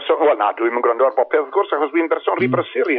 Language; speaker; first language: Welsh; native; Welsh